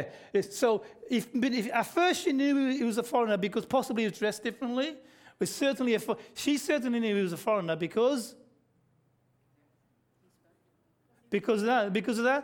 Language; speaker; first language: English; native; English